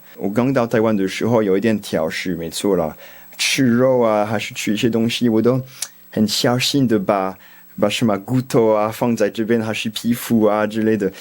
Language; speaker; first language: Chinese; non-native, fluent; French